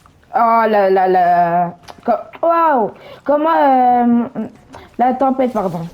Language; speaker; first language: French; native; French